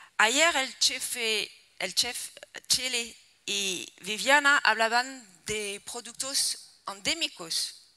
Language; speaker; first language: Spanish; non-native, fluent; French